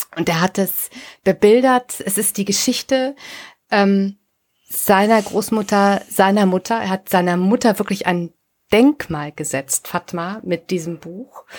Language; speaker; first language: German; native; German